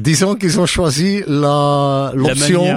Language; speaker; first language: French; non-native, local second language; Dutch